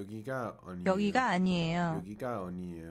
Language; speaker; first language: Korean; non-native, learner; English